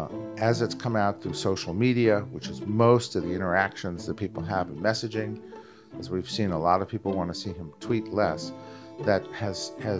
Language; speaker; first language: English; native; English